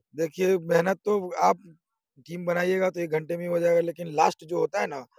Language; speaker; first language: Hindi; native; Hindi